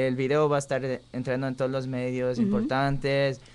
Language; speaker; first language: Spanish; early bilingual, heritage; Spanish